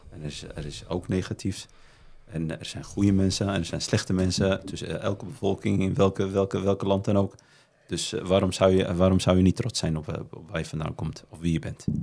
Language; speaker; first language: Dutch; early bilingual, other home language; Arabic